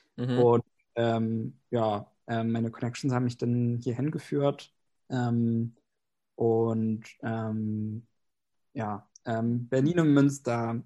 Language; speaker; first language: German; non-native, fluent; English